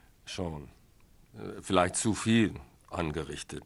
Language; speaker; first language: German; non-native, fluent; English